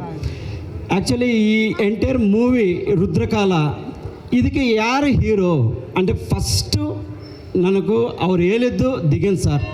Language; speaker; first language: Kannada; non-native, learner; Telugu